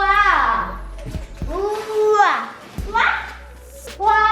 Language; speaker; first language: Korean; early bilingual, heritage; English